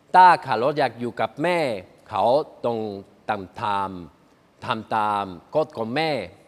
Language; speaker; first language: Thai; non-native, learner; Spanish